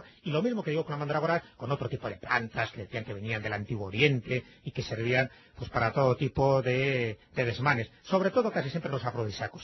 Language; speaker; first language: Spanish; native; Spanish